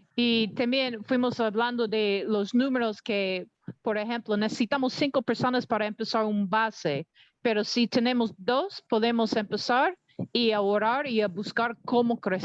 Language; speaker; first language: Spanish; non-native, learner; English